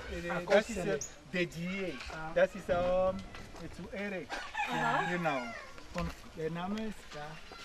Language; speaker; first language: German; non-native, fluent; Ewe